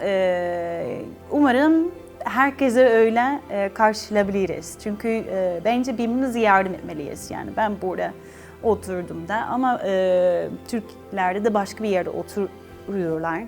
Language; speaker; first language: Turkish; non-native, learner; Dutch